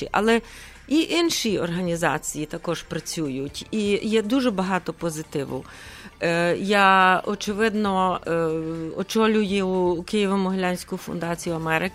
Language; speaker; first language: Ukrainian; early bilingual, heritage; Ukrainian